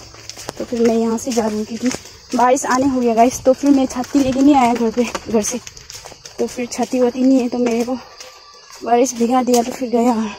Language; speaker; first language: Hindi; non-native, local second language; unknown